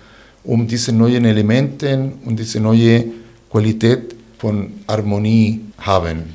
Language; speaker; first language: German; non-native, fluent; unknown